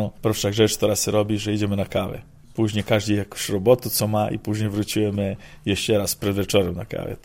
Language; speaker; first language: Polish; non-native, learner; Serbian